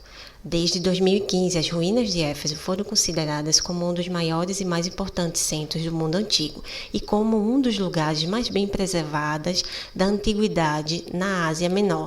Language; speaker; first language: Portuguese; native; Portuguese